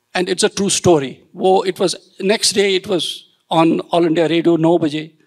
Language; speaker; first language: Hindi; native; Hindi